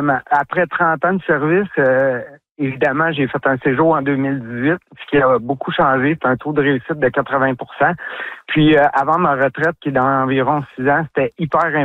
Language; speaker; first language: French; native; French